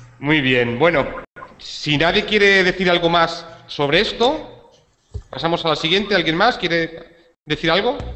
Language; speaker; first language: Spanish; native; Spanish